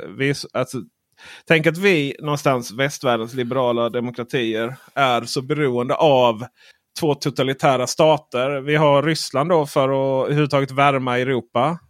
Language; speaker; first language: Swedish; native; Swedish